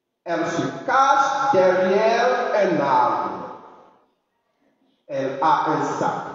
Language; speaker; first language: French; non-native, fluent; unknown